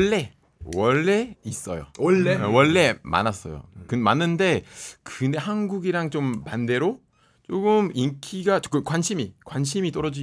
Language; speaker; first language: Korean; non-native, fluent; French